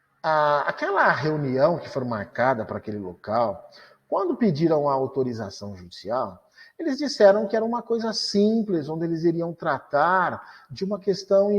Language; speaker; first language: Portuguese; native; Portuguese